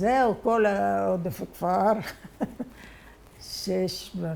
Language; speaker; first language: Hebrew; non-native, fluent; Arabic